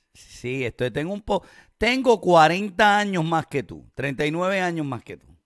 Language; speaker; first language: Spanish; native; Spanish